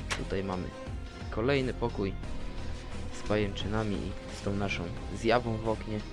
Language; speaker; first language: Polish; native; Polish